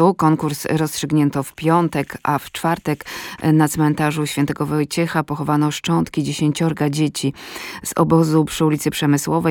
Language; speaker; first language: Polish; native; Polish